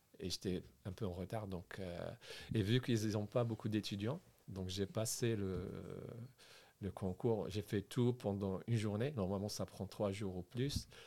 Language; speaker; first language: French; non-native, local second language; Arabic